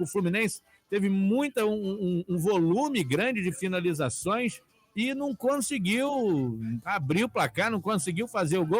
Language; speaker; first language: Portuguese; native; Portuguese